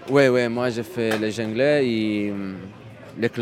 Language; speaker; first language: French; non-native, learner; Italian